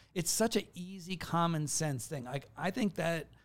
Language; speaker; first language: English; native; English